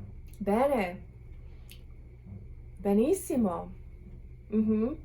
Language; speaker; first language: Italian; non-native, learner; English